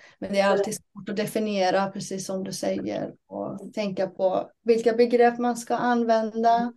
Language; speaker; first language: Swedish; non-native, fluent; Persian